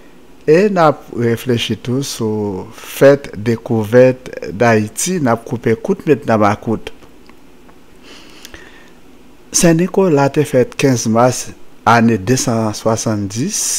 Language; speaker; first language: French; non-native, local second language; Haitian Creole